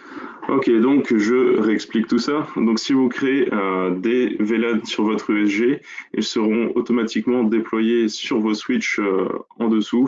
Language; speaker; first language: French; native; French